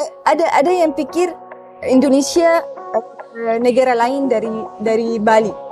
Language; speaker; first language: Indonesian; non-native, learner; Arabic